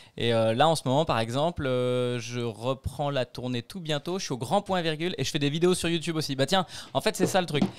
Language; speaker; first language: French; native; French